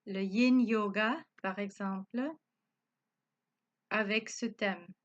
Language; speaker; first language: French; non-native, learner; Spanish